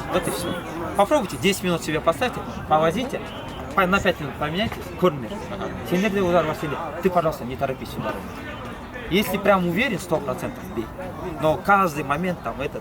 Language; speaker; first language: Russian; non-native, local second language; Kazakh